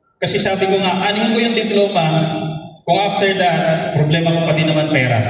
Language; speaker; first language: Filipino; non-native, local second language; Bikol